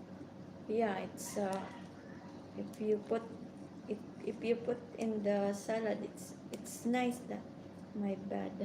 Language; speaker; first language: English; non-native, learner; Bikol